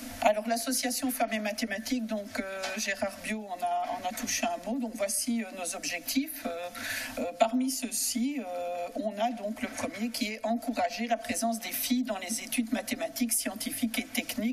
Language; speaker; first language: French; native; French